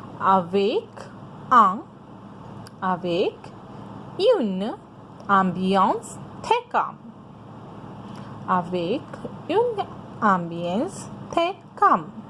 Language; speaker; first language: French; non-native, fluent; Hindi